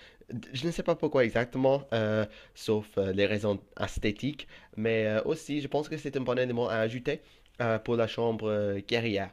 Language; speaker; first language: French; non-native, fluent; English